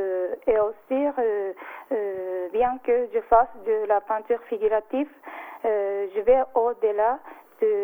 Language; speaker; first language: French; non-native, learner; Japanese